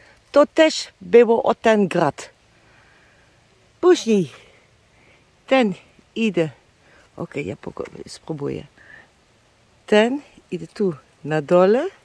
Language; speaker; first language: Polish; non-native, learner; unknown